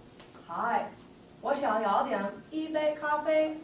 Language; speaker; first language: Chinese; non-native, learner; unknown